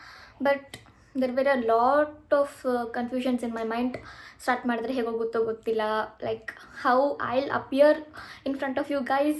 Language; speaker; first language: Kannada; native; Kannada